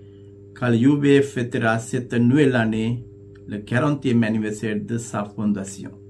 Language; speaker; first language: French; non-native, fluent; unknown